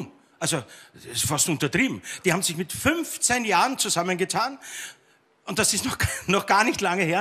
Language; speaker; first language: German; native; German